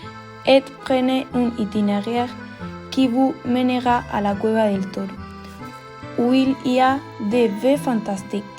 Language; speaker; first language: French; non-native, learner; Spanish